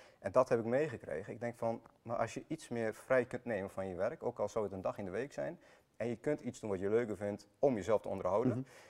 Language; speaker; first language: Dutch; early bilingual, other home language; Armenian